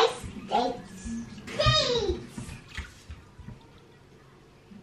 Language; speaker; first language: English; native; English